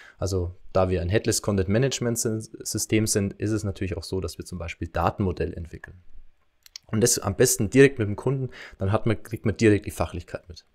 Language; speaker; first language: German; native; German